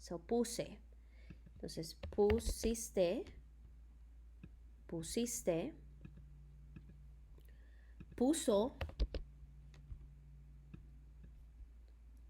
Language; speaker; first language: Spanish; non-native, fluent; English